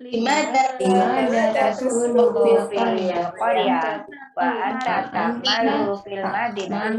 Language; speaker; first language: Arabic; non-native, learner; Indonesian